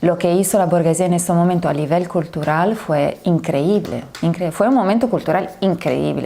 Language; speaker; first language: Spanish; non-native, fluent; Italian